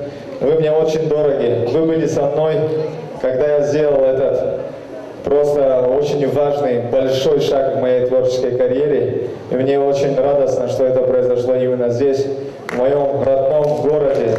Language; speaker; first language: Russian; non-native, local second language; Karachay-Balkar